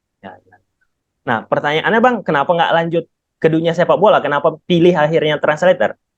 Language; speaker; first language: Indonesian; native; Indonesian